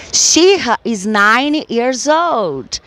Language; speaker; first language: English; non-native, fluent; Portuguese